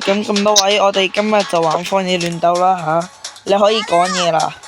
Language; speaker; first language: Chinese; early bilingual, heritage; Cantonese